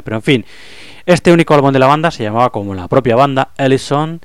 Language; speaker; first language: Spanish; native; Spanish